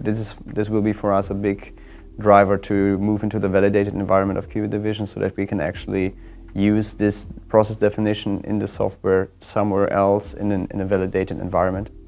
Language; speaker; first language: English; non-native, fluent; German